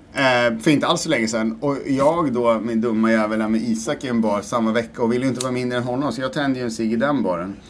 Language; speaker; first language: Swedish; native; Swedish